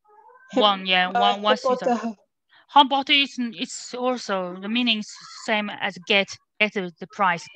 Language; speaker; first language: English; non-native, learner; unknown